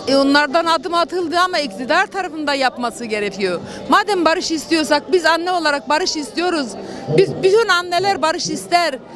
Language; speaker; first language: Turkish; non-native, local second language; Kurdish